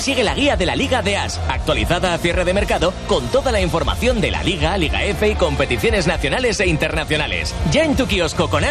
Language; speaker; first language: Spanish; non-native, fluent; English